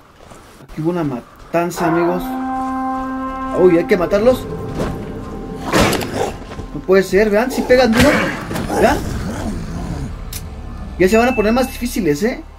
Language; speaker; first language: Spanish; native; Spanish